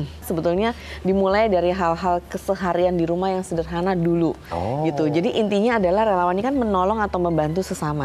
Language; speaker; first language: Indonesian; native; Indonesian